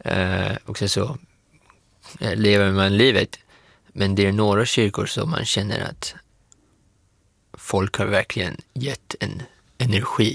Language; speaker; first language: Swedish; non-native, fluent; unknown